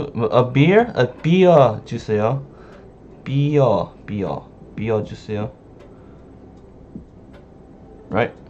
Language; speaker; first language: Korean; non-native, learner; English